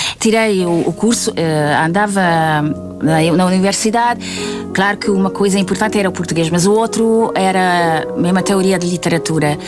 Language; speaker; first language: Portuguese; non-native, fluent; Hungarian